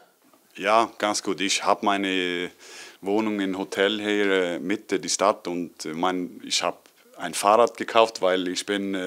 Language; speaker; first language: German; non-native, learner; Icelandic